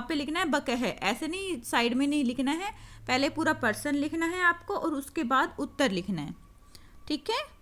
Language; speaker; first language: Hindi; native; Hindi